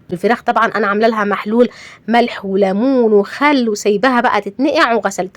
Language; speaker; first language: Arabic; native; Arabic